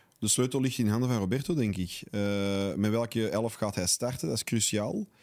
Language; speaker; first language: Dutch; native; Dutch